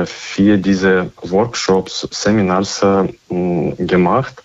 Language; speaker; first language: German; non-native, fluent; Ukrainian